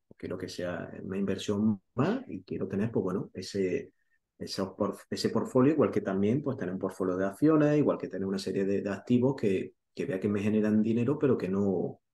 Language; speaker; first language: Spanish; native; Spanish